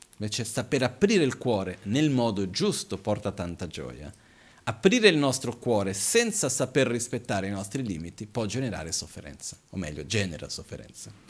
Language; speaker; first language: Italian; non-native, fluent; Portuguese